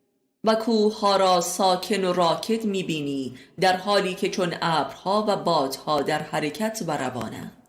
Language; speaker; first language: Persian; native; Persian